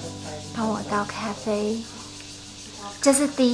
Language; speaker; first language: Chinese; non-native, fluent; Vietnamese